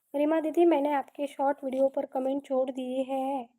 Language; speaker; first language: Hindi; non-native, local second language; Marathi